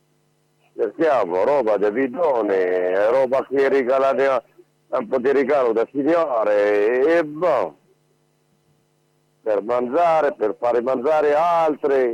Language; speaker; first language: Italian; non-native, learner; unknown